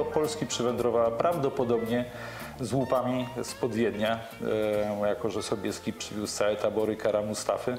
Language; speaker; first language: Polish; native; Polish